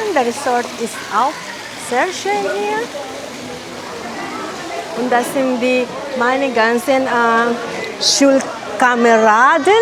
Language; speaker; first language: German; non-native, learner; Filipino